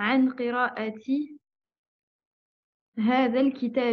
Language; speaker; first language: Arabic; non-native, learner; French